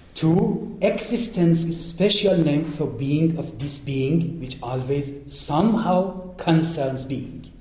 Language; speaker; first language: English; non-native, fluent; Persian